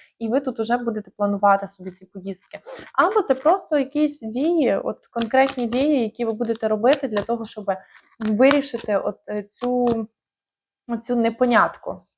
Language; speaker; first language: Ukrainian; non-native, local second language; Russian